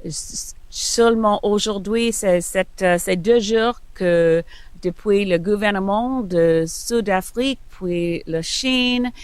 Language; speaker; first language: French; non-native, learner; English